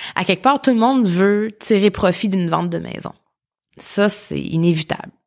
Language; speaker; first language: French; native; French